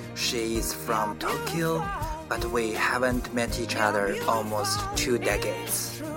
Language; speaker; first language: English; non-native, learner; Chinese